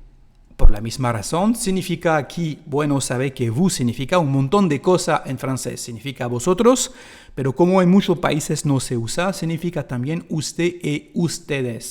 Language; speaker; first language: Spanish; non-native, fluent; French